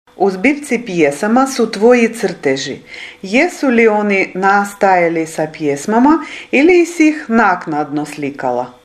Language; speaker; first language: Serbian; non-native, fluent; Ukrainian